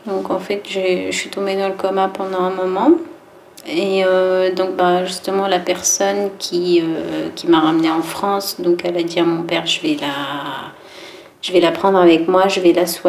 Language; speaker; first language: French; early bilingual, other home language; Arabic